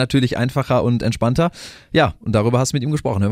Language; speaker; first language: German; native; German